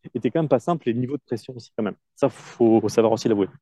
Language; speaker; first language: French; native; French